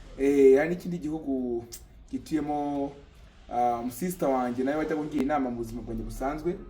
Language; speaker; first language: Kinyarwanda; early bilingual, heritage; Kinyarwanda